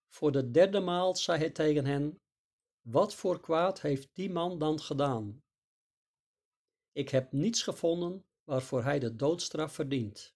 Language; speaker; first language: Dutch; native; Dutch